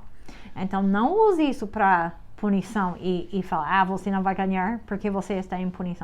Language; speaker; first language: Portuguese; non-native, fluent; English